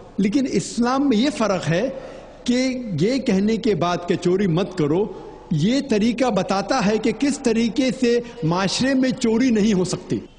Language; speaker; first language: Urdu; non-native, local second language; Konkani